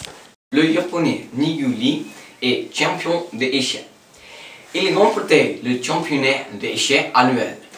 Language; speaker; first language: French; non-native, learner; English